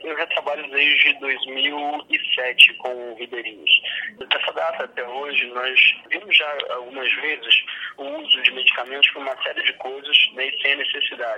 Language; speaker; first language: Portuguese; native; Portuguese